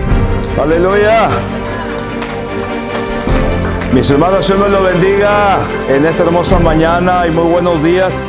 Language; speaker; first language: Spanish; native; Spanish